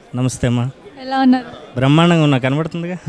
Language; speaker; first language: Telugu; native; Telugu